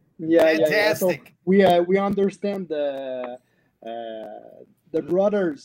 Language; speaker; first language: English; non-native, learner; French